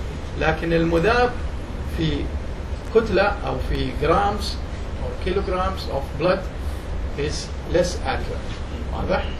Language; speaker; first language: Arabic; native; Arabic